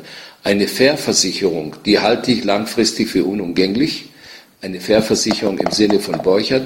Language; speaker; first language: German; native; German